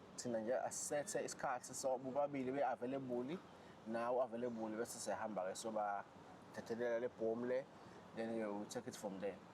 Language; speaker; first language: Zulu; native; Zulu